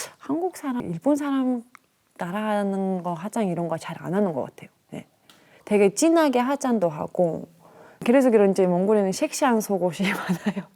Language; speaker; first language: Korean; non-native, fluent; Mongolian